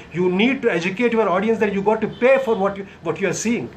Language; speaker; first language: Hindi; native; Hindi